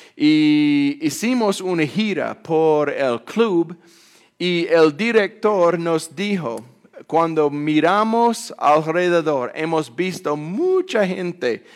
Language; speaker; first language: Spanish; non-native, fluent; English